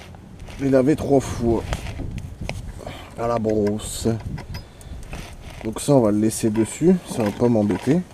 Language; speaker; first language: French; native; French